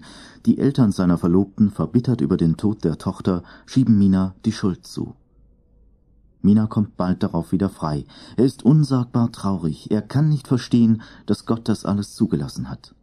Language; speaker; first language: German; native; German